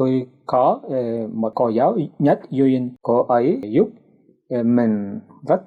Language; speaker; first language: Vietnamese; non-native, learner; Spanish